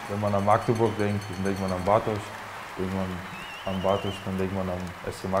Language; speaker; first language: German; native; German